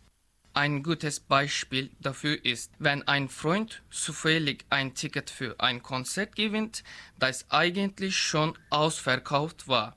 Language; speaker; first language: German; non-native, learner; Turkish